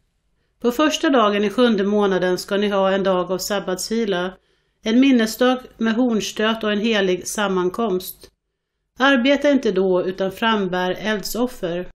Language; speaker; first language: Swedish; native; Swedish